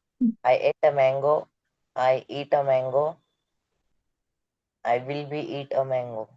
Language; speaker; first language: English; non-native, learner; Marathi